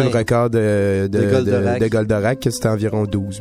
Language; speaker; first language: French; native; French